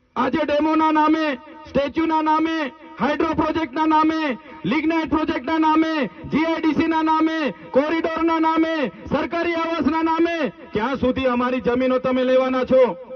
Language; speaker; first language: Gujarati; non-native, local second language; Bhili